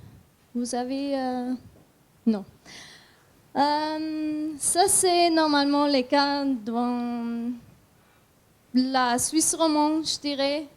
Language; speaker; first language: French; non-native, learner; German